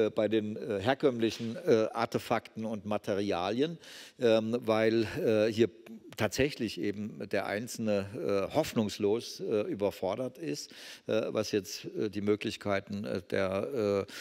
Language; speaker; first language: German; native; German